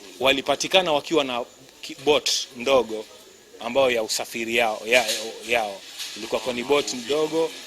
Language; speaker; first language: Swahili; native; Swahili